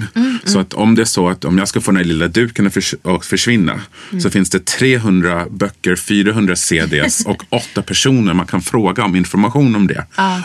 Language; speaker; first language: Swedish; early bilingual, other home language; English